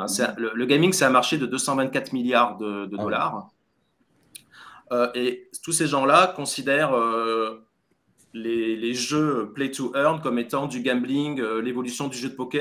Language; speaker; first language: French; native; French